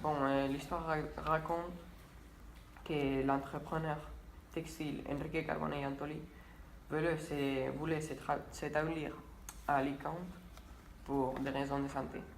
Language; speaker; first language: French; non-native, fluent; Spanish